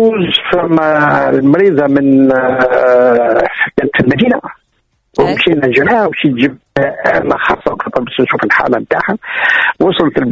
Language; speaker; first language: Arabic; native; Arabic